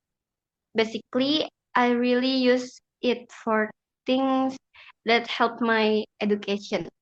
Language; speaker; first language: English; non-native, learner; Indonesian